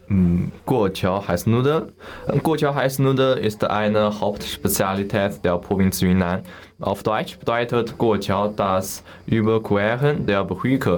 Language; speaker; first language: German; non-native, learner; Chinese